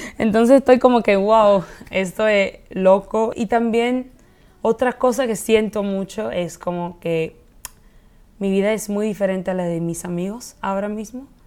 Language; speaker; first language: Spanish; early bilingual, heritage; Spanish